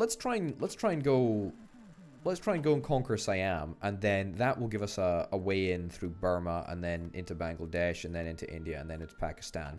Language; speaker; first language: English; native; English